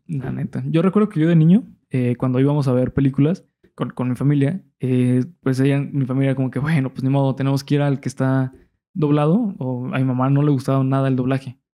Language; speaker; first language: Spanish; native; Spanish